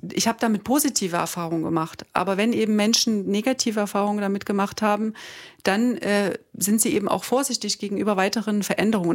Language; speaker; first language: German; native; German